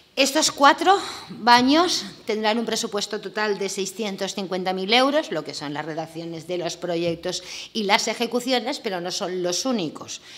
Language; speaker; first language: Spanish; non-native, local second language; Catalan